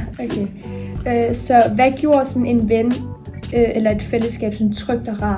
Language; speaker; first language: Danish; native; Danish